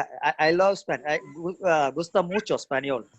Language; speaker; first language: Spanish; non-native, learner; Malayalam